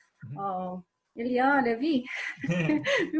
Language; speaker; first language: French; non-native, learner; Ukrainian